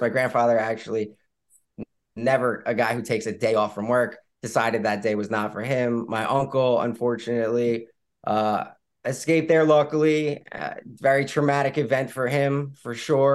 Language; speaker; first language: English; native; English